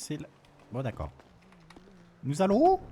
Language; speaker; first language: French; native; French